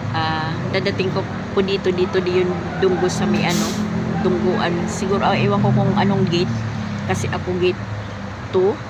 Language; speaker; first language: Filipino; non-native, local second language; Cebuano